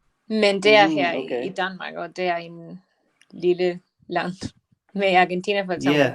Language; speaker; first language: Danish; non-native, learner; Spanish